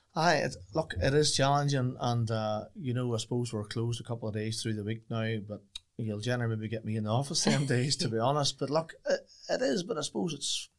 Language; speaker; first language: English; native; English